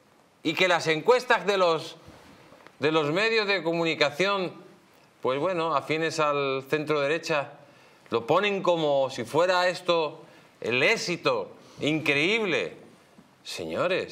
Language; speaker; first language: Spanish; native; Spanish